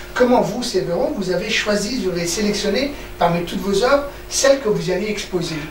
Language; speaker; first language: French; native; French